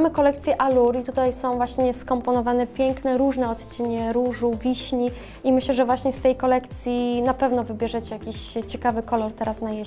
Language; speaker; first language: Polish; native; Polish